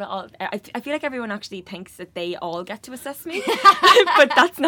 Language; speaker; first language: English; native; English